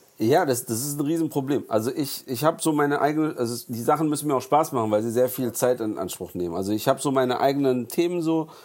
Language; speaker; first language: German; early bilingual, other home language; Turkish